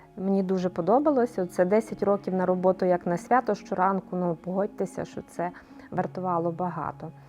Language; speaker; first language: Ukrainian; native; Ukrainian